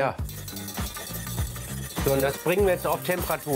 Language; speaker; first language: German; native; German